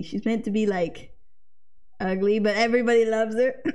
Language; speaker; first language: English; native; English